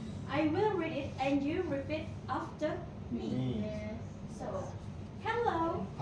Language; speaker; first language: English; non-native, fluent; Indonesian